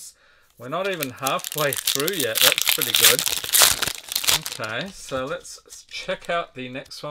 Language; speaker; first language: English; native; English